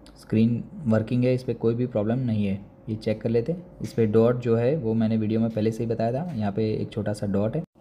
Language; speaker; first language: Hindi; non-native, local second language; Gujarati